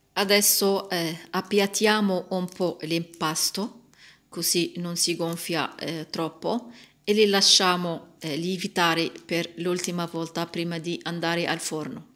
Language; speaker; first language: Italian; non-native, learner; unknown